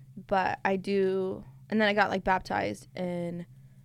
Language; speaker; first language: English; native; English